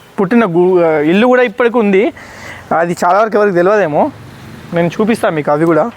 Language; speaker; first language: Telugu; native; Telugu